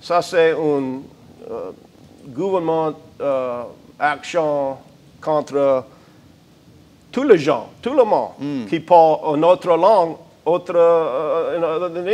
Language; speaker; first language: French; non-native, local second language; English